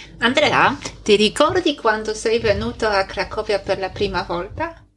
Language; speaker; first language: Italian; non-native, fluent; Polish